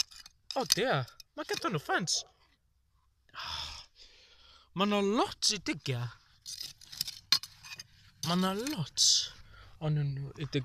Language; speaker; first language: Welsh; non-native, local second language; English